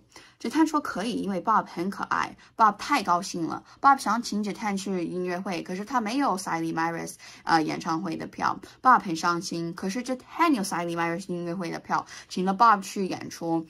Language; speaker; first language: Chinese; non-native, learner; English